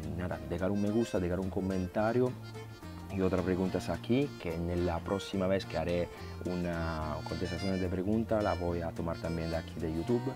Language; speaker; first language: Spanish; non-native, fluent; Italian